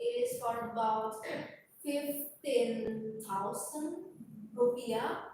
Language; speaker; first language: English; non-native, learner; Indonesian